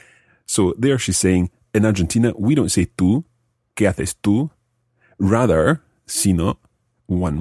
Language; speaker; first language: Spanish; non-native, fluent; English